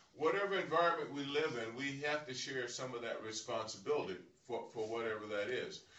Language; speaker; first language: English; native; English